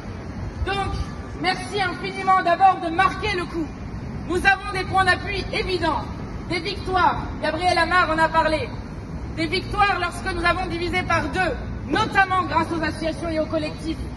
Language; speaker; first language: French; native; French